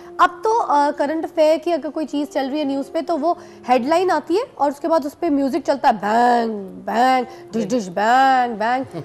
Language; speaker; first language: Urdu; native; Urdu